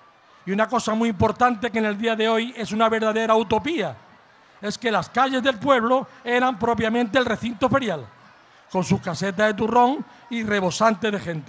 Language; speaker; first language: Spanish; native; Spanish